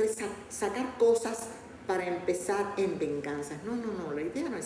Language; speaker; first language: Spanish; native; Spanish